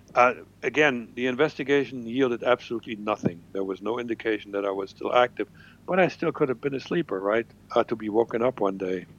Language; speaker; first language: English; non-native, fluent; German